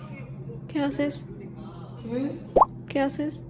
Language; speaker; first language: Spanish; native; Spanish